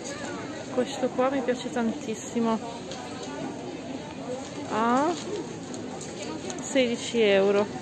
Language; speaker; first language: Italian; non-native, local second language; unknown